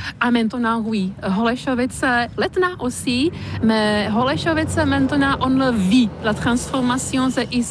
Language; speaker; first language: French; non-native, fluent; Czech